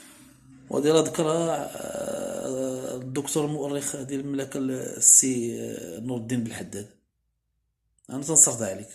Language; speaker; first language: Arabic; native; Arabic